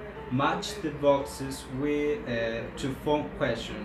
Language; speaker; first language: English; non-native, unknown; Spanish